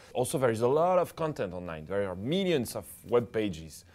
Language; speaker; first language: English; non-native, fluent; French